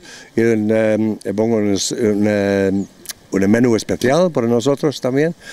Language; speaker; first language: Spanish; non-native, learner; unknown